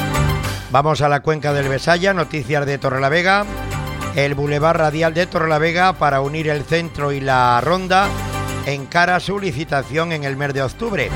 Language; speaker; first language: Spanish; native; Spanish